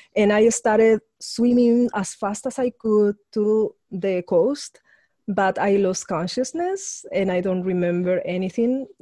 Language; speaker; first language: English; non-native, fluent; Spanish